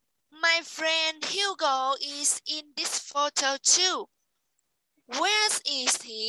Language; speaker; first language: English; non-native, fluent; Vietnamese